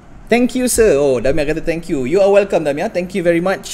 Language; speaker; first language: English; non-native, local second language; Malay